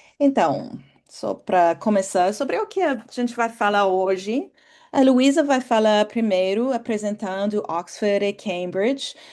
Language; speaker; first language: Portuguese; non-native, fluent; English